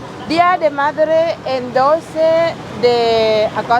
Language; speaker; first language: Spanish; non-native, learner; Thai